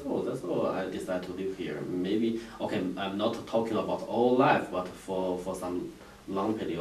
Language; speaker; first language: English; non-native, learner; Chinese